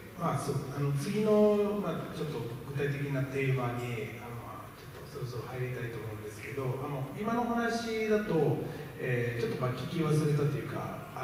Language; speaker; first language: Japanese; non-native, fluent; Italian